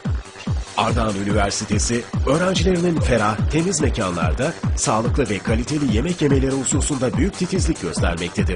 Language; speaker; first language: Turkish; native; Turkish